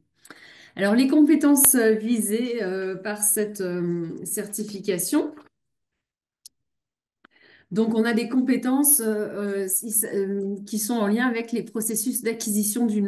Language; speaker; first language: French; native; French